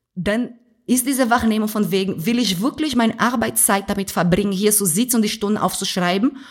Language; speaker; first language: German; non-native, fluent; Portuguese